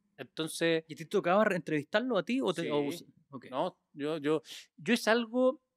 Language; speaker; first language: Spanish; native; Spanish